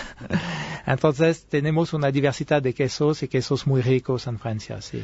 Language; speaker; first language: Spanish; non-native, fluent; French